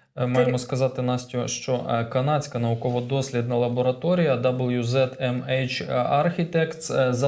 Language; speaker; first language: Ukrainian; native; Ukrainian